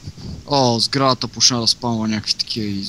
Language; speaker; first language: Bulgarian; native; Bulgarian